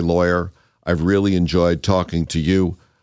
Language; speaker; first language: English; native; English